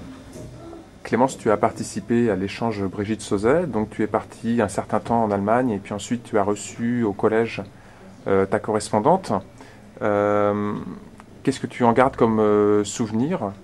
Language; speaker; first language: French; native; French